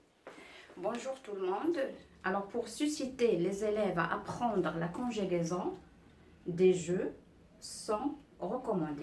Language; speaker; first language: French; non-native, local second language; Arabic